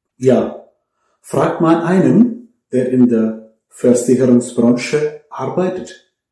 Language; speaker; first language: German; non-native, fluent; Malayalam